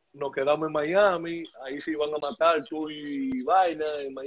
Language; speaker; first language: Spanish; native; Spanish